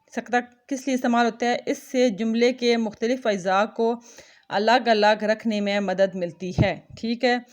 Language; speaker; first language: Urdu; non-native, local second language; Punjabi